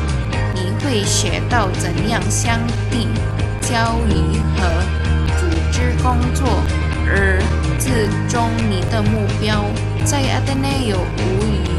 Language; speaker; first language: Chinese; non-native, learner; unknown